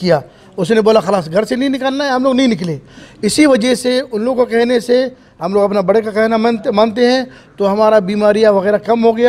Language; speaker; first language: Hindi; non-native, fluent; Arabic